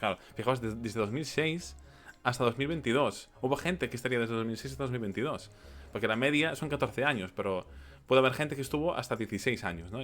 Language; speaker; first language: Spanish; native; Spanish